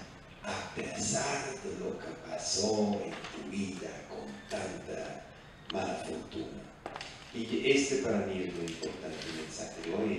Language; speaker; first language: Spanish; non-native, fluent; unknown